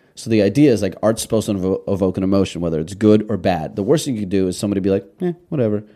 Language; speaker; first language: English; early bilingual, other home language; Russian